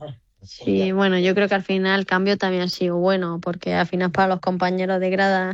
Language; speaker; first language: Spanish; native; Spanish